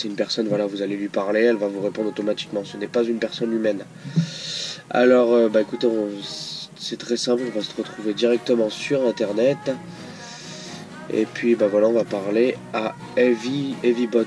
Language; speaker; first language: French; native; French